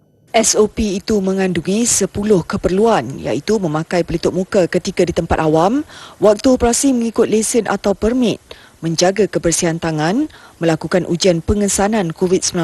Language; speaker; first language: Malay; native; Malay